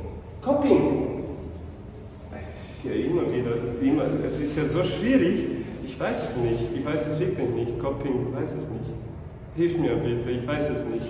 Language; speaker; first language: German; non-native, fluent; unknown